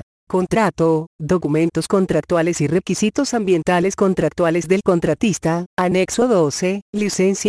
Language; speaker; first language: Spanish; native; Spanish